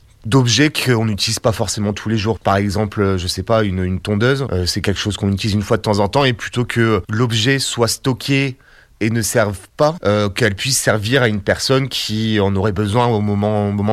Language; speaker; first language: French; native; French